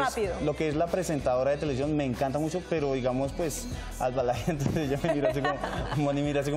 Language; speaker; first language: Spanish; native; Spanish